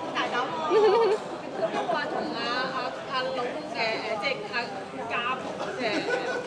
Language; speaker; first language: Cantonese; native; Cantonese